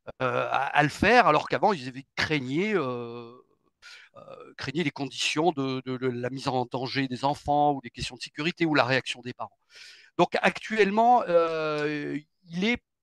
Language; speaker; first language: French; native; French